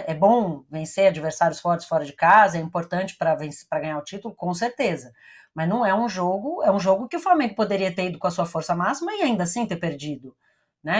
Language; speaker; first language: Portuguese; native; Portuguese